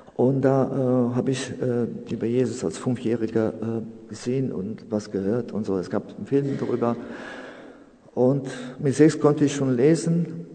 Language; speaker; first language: German; non-native, fluent; Serbian